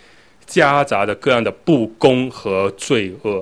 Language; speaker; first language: Chinese; native; Chinese